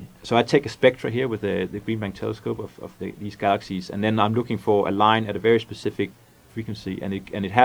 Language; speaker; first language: English; non-native, fluent; Danish